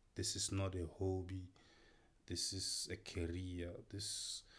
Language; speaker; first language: English; non-native, local second language; Tswana